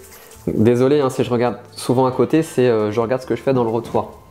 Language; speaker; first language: French; native; French